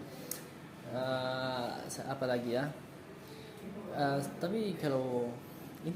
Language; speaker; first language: Indonesian; non-native, learner; Arabic